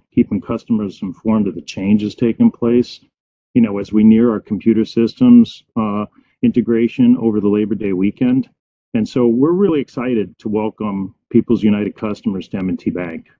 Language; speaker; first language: English; native; English